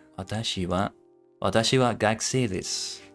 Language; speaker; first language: Japanese; non-native, learner; English